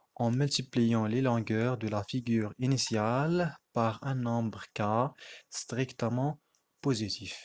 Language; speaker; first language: French; non-native, local second language; Arabic